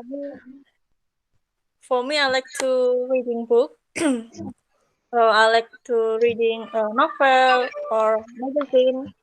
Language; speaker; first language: English; non-native, learner; Indonesian